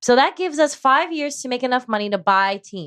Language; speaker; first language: English; native; English